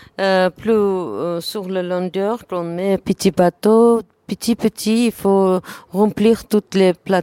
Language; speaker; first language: French; non-native, learner; Armenian